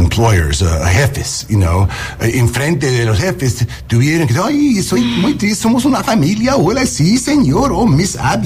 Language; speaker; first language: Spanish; non-native, learner; English